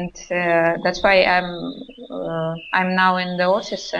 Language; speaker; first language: English; non-native, learner; Russian